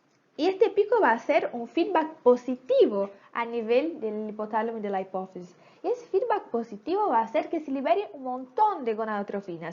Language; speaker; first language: Spanish; native; Spanish